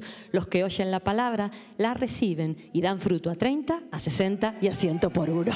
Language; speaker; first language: Spanish; native; Spanish